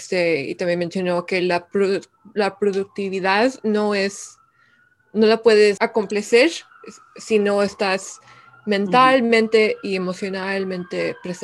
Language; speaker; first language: Spanish; early bilingual, heritage; Spanish